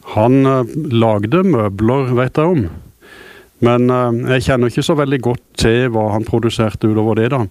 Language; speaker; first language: Norwegian; native; Norwegian